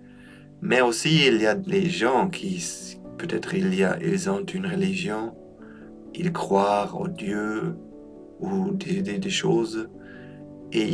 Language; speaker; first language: French; non-native, fluent; German